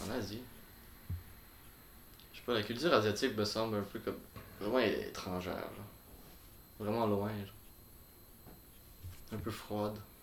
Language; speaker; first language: French; native; French